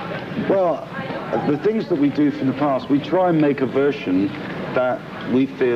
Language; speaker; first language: English; native; English